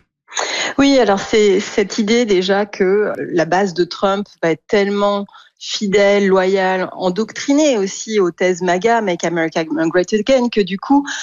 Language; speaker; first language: French; native; French